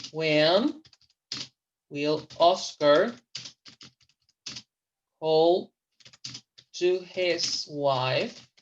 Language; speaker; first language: English; non-native, fluent; Spanish